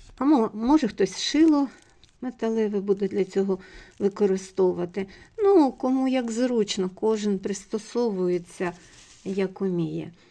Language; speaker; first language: Ukrainian; non-native, local second language; Russian